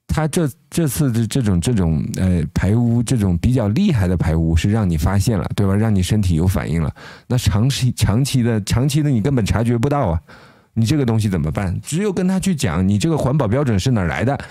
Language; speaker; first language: Chinese; native; Chinese